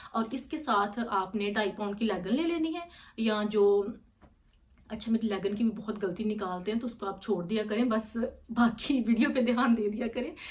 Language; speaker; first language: Urdu; native; Urdu